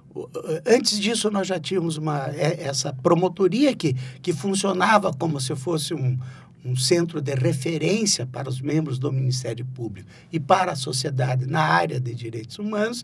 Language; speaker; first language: Portuguese; native; Portuguese